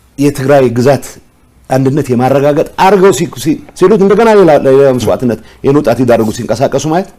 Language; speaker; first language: Amharic; non-native, local second language; Tigrinya